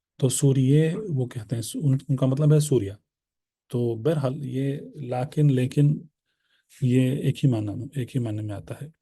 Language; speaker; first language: Urdu; native; Urdu